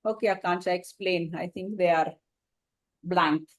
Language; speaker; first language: English; non-native, local second language; Hindi